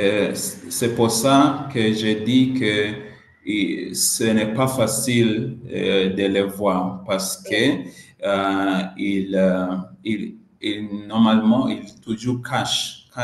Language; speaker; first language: French; non-native, learner; Swahili